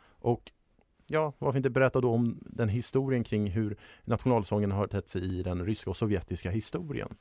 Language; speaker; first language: Swedish; native; Swedish